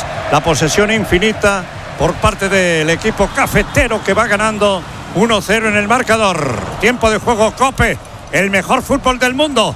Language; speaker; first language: Spanish; native; Spanish